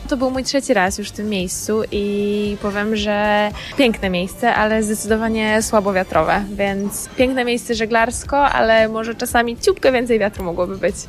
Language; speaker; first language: Polish; native; Polish